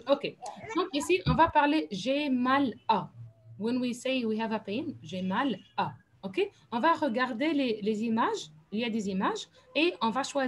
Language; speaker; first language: French; non-native, fluent; Arabic